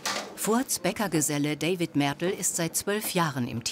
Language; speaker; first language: German; native; German